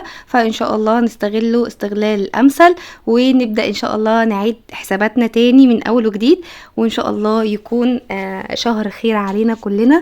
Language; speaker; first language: Arabic; native; Arabic